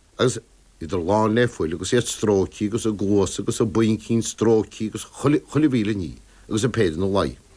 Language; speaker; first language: Irish; native; Irish